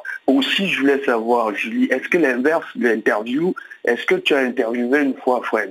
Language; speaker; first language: French; native; French